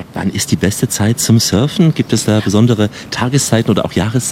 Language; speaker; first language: German; native; German